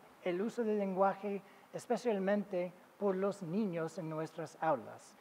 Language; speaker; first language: Spanish; non-native, fluent; English